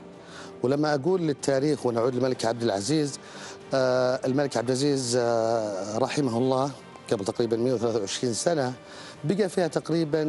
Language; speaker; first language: Arabic; native; Arabic